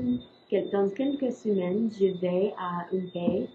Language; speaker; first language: French; non-native, learner; English